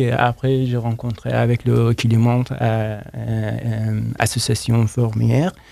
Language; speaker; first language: French; non-native, learner; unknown